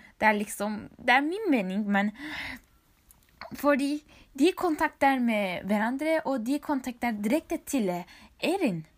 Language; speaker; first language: Norwegian; non-native, learner; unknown